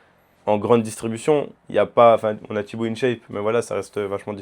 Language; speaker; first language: French; native; French